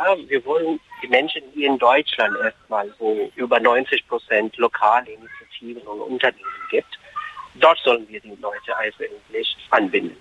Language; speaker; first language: German; non-native, fluent; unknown